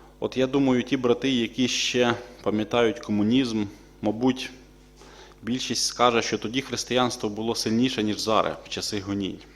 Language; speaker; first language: Ukrainian; native; Ukrainian